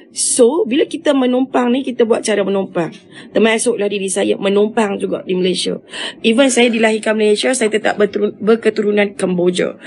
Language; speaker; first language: Malay; early bilingual, other home language; Khmer